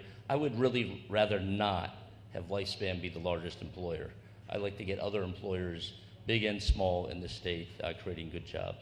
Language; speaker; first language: English; native; English